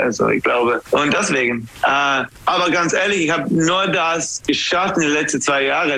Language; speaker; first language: German; non-native, learner; English